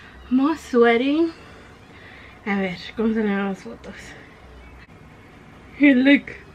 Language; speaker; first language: Spanish; early bilingual, heritage; Spanish